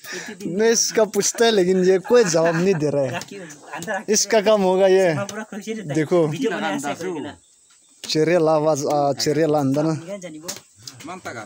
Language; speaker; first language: Hindi; non-native, local second language; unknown